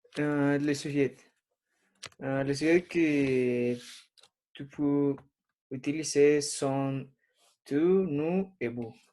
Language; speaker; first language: French; non-native, learner; Spanish